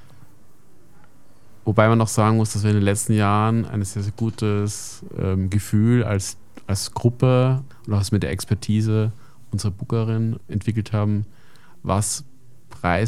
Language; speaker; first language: German; native; German